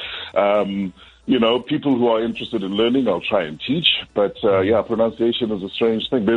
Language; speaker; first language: English; non-native, local second language; Xhosa